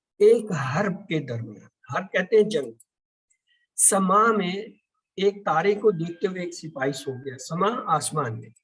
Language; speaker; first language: Urdu; native; Urdu